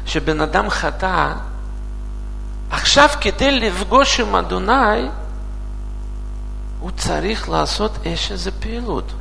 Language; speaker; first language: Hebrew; non-native, fluent; Russian